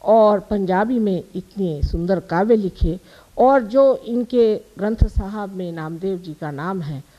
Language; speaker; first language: Hindi; non-native, local second language; Marathi